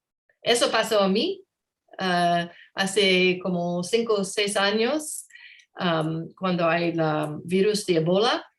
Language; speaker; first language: Spanish; non-native, learner; English